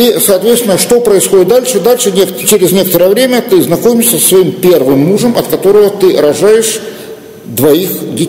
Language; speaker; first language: Russian; native; Russian